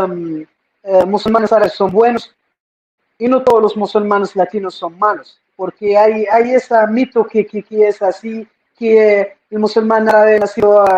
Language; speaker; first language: Spanish; non-native, fluent; Arabic